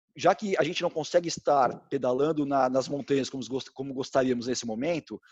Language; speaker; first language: Portuguese; native; Portuguese